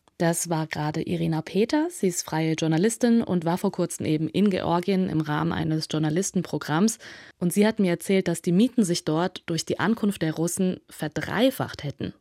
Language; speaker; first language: German; native; German